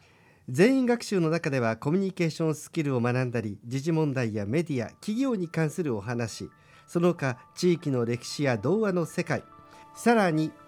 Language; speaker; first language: Japanese; native; Japanese